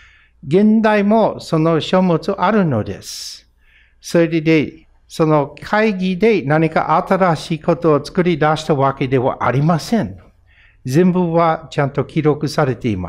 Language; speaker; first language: Japanese; non-native, fluent; English